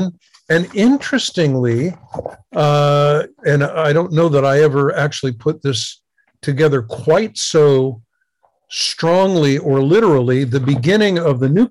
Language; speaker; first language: English; native; English